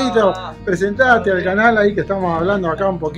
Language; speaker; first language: Spanish; native; Spanish